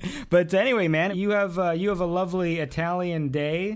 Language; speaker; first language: English; native; English